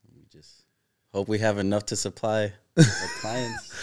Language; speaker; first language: English; early bilingual, other home language; Spanish